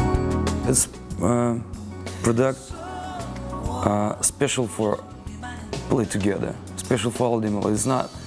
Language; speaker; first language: English; non-native, learner; Russian